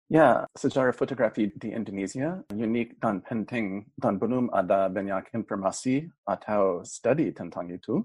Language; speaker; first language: Indonesian; non-native, fluent; English